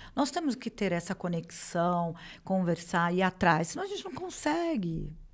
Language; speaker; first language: Portuguese; native; Portuguese